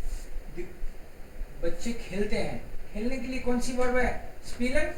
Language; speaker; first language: Hindi; native; Hindi